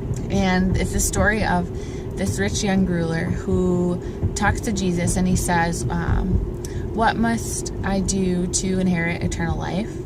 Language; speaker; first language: English; native; English